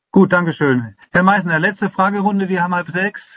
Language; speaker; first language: German; native; German